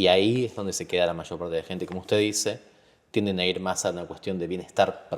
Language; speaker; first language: Spanish; native; Spanish